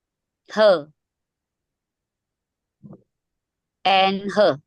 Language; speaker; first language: English; non-native, learner; Vietnamese